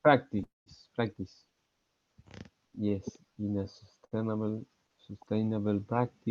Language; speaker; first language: English; non-native, learner; Spanish